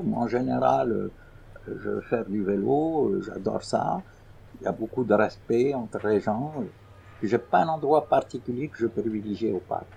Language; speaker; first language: French; non-native, local second language; Arabic